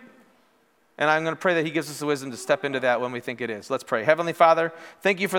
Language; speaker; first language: English; native; English